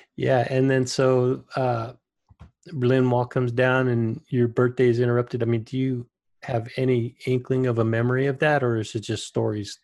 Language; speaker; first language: English; native; English